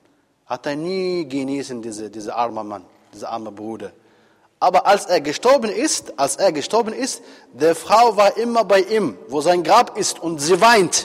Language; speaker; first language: German; non-native, fluent; Arabic